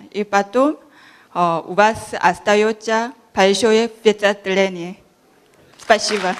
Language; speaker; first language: Russian; non-native, learner; Korean